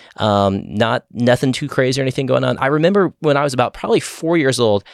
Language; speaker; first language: English; native; English